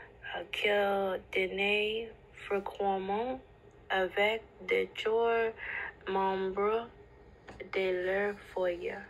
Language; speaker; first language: French; non-native, learner; English